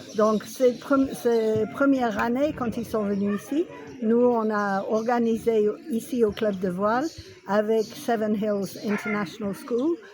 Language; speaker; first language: French; non-native, fluent; English